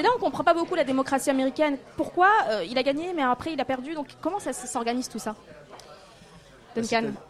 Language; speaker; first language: French; native; French